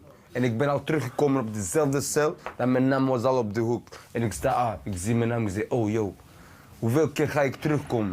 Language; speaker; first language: Dutch; early bilingual, other home language; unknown